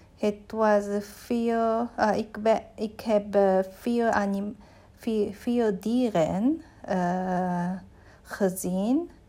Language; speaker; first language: Dutch; non-native, learner; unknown